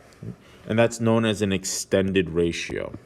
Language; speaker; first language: English; native; English